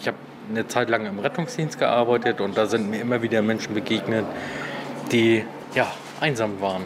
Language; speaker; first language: German; native; German